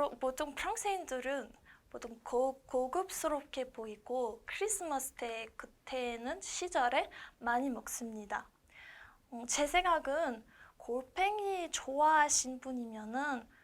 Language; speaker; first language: Korean; non-native, learner; French